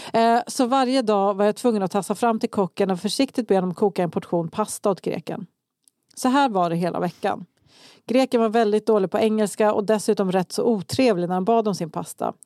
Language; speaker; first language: Swedish; native; Swedish